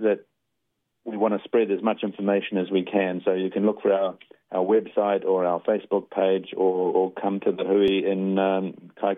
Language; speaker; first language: English; native; English